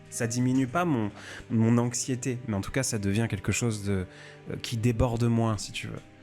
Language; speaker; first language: French; native; French